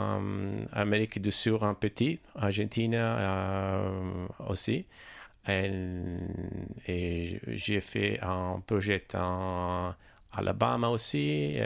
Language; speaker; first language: French; non-native, learner; Italian